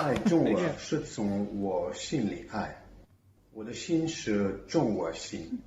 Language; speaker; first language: Chinese; non-native, fluent; French